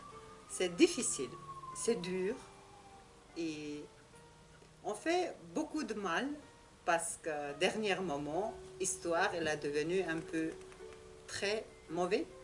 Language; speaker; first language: French; non-native, learner; Russian